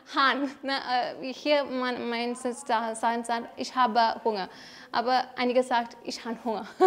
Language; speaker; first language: German; non-native, learner; Malayalam